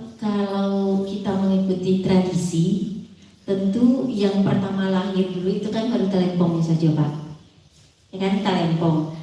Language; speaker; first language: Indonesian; non-native, local second language; Minangkabau